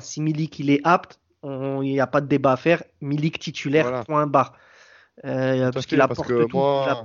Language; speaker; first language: French; native; French